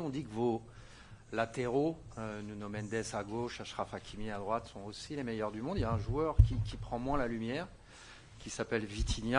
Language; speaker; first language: French; native; French